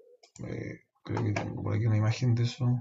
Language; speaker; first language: Spanish; native; Spanish